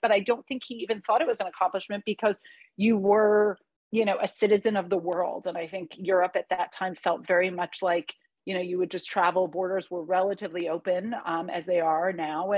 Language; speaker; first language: English; early bilingual, other home language; Hungarian